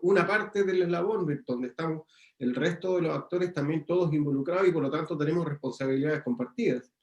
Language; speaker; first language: Spanish; native; Spanish